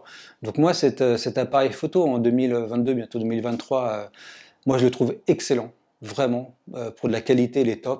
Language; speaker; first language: French; native; French